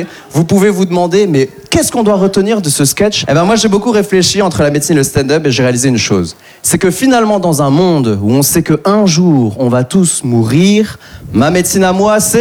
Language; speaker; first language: French; native; French